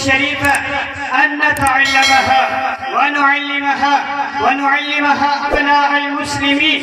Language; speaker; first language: Arabic; non-native, learner; Urdu